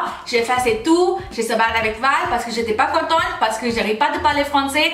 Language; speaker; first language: French; non-native, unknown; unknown